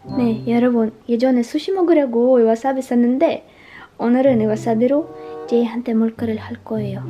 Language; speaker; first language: Korean; non-native, learner; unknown